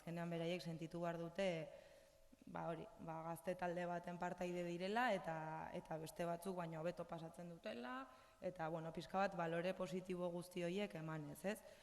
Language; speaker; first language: Basque; non-native, local second language; Spanish